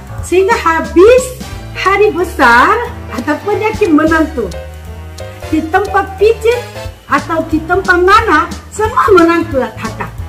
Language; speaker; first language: Indonesian; non-native, fluent; Korean